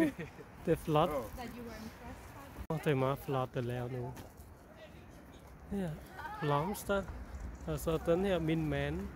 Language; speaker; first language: Danish; non-native, learner; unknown